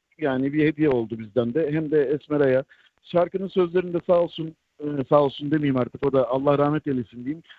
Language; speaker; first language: Turkish; native; Turkish